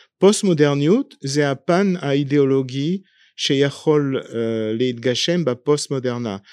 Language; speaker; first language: Hebrew; non-native, fluent; French